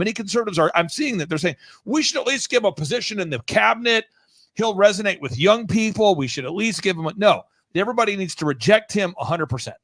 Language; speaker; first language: English; native; English